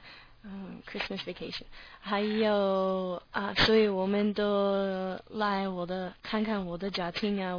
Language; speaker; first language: Chinese; non-native, learner; English